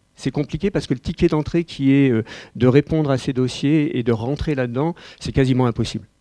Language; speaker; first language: French; native; French